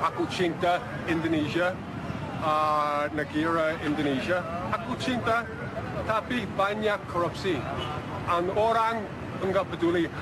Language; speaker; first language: Indonesian; non-native, learner; English